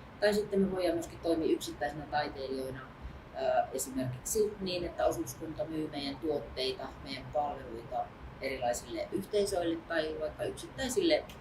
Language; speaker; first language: Finnish; native; Finnish